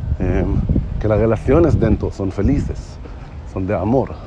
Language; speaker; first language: Spanish; non-native, fluent; Hebrew